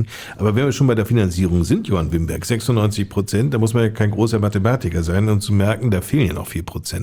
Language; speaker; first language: German; native; German